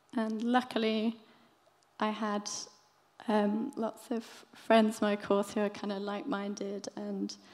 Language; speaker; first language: English; native; English